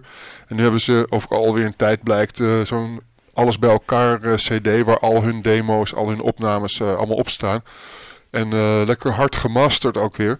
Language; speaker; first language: Dutch; native; Dutch